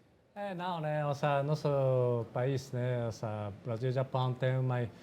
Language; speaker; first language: Portuguese; non-native, fluent; Japanese